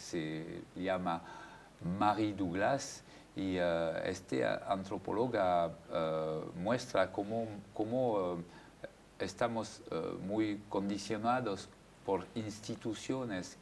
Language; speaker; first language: Spanish; non-native, fluent; French